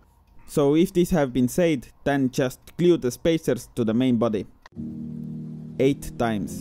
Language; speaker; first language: English; non-native, fluent; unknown